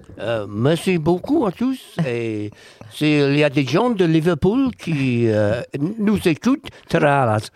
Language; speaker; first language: French; non-native, learner; English